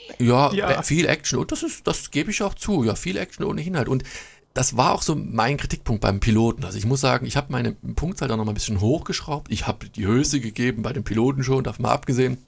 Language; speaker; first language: German; native; German